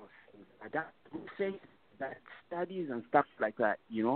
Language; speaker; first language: English; non-native, local second language; Bemba